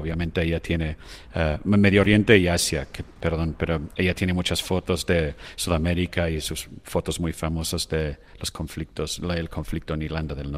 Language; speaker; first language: Spanish; non-native, fluent; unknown